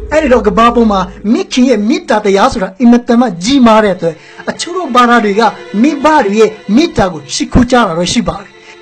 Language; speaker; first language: Burmese; non-native, local second language; Hakha Chin